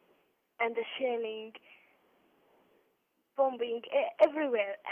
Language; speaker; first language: English; non-native, learner; Arabic